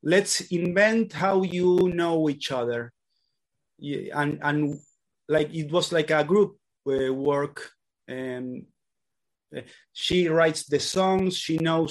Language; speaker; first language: English; non-native, learner; Spanish